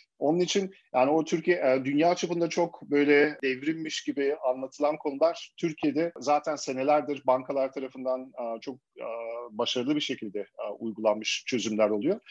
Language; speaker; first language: Turkish; early bilingual, heritage; Turkish